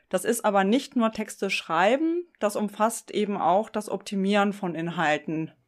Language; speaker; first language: German; native; German